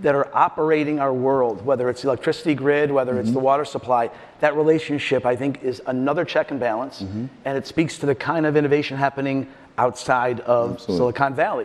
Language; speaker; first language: English; native; English